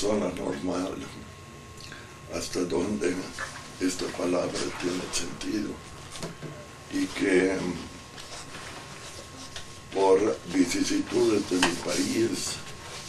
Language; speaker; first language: Spanish; non-native, fluent; Italian